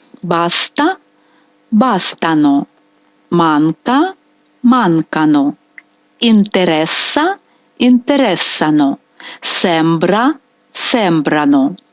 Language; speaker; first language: Italian; non-native, fluent; Ukrainian